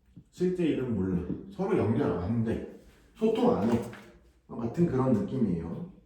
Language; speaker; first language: Korean; native; Korean